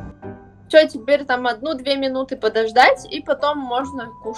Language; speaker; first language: Russian; native; Russian